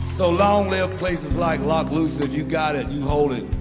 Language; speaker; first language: English; native; English